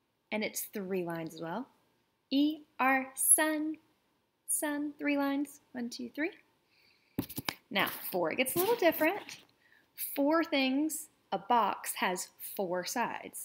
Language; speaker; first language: English; native; English